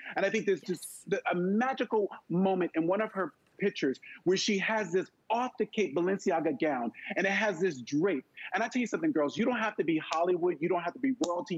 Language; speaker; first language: English; native; English